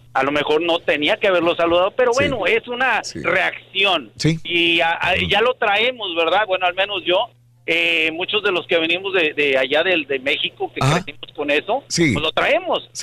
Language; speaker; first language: Spanish; native; Spanish